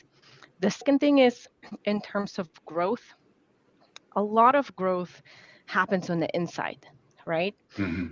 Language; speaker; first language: English; non-native, fluent; Polish